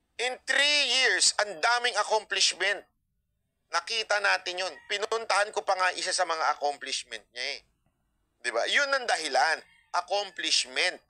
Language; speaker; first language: Filipino; native; Filipino